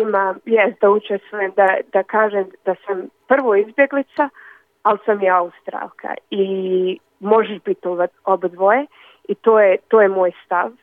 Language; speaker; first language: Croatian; early bilingual, other home language; Bosnian